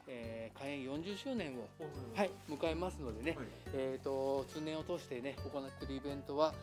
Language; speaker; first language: Japanese; native; Japanese